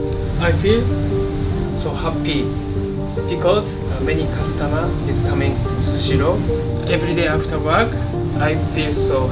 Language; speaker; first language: English; non-native, learner; Japanese